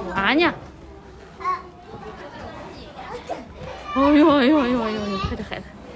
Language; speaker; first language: Korean; non-native, fluent; Chinese